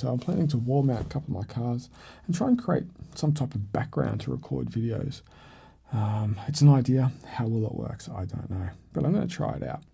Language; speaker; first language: English; native; English